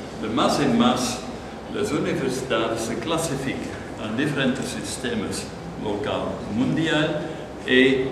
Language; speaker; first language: Spanish; non-native, fluent; Dutch